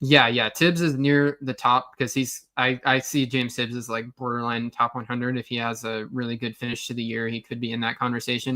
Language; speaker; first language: English; native; English